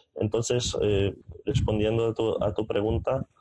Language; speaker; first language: Spanish; non-native, fluent; Hungarian